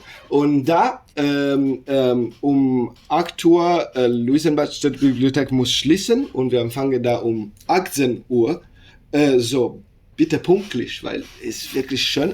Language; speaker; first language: German; non-native, learner; Italian